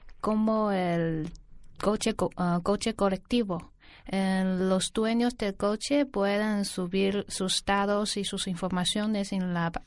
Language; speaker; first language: Spanish; non-native, learner; Chinese